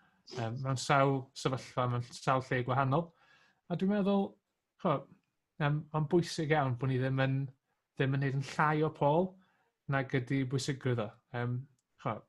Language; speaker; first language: Welsh; native; Welsh